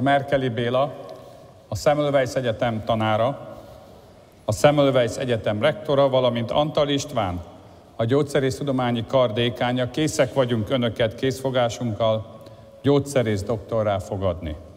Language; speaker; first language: Hungarian; native; Hungarian